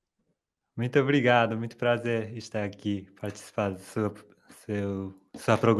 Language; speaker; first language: Portuguese; non-native, fluent; Japanese